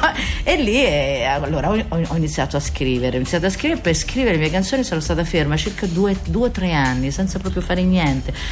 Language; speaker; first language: Italian; native; Italian